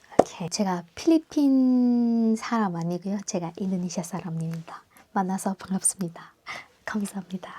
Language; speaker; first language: Korean; non-native, fluent; Indonesian